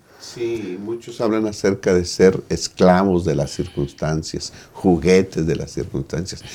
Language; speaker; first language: Spanish; native; Spanish